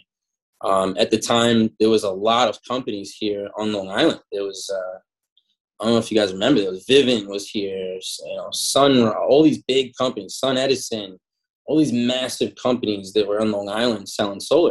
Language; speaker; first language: English; native; English